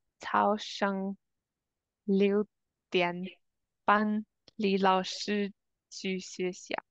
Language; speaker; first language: Chinese; non-native, learner; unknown